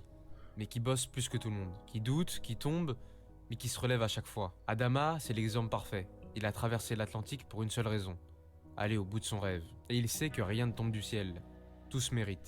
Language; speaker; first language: French; native; French